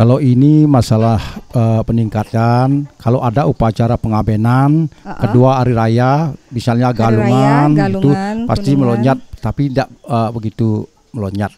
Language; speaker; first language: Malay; non-native, local second language; Balinese